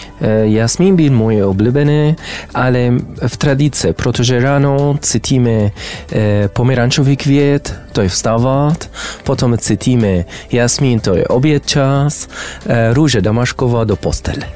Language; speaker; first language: Czech; non-native, learner; Arabic